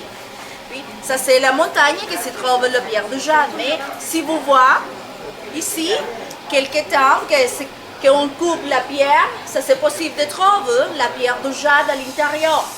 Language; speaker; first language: French; non-native, learner; Spanish